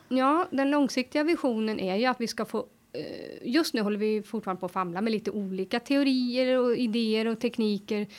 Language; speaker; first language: Swedish; native; Swedish